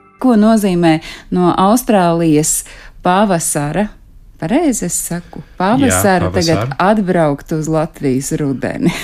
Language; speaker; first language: Latvian; native; Latvian